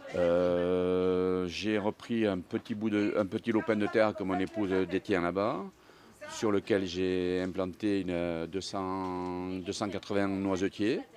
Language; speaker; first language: French; native; French